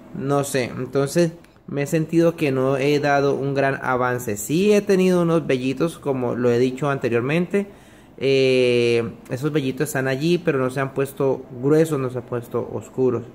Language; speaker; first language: Spanish; native; Spanish